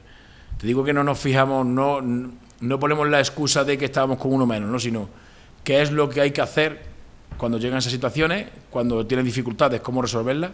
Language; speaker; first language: Spanish; native; Spanish